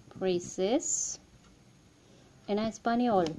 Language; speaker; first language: Spanish; non-native, learner; Hindi